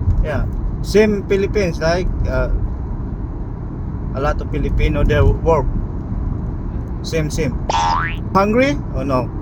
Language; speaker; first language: English; non-native, learner; Nepali